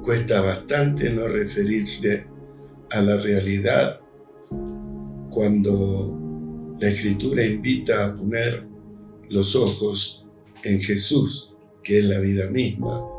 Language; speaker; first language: Spanish; native; Spanish